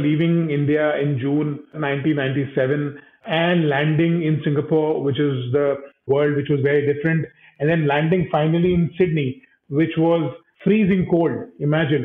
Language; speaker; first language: English; non-native, local second language; Hindi